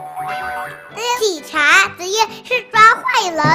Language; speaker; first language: Chinese; native; Chinese